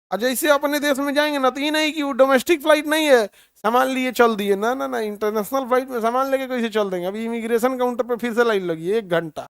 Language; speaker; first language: Hindi; native; Hindi